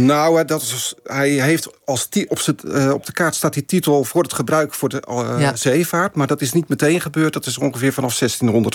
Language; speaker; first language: Dutch; native; Dutch